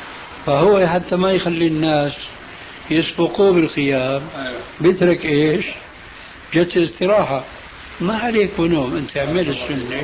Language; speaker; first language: Arabic; native; Arabic